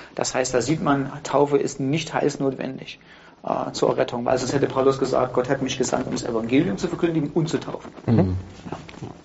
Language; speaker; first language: German; non-native, fluent; English